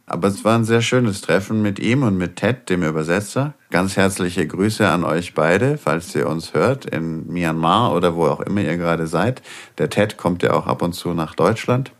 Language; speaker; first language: German; native; German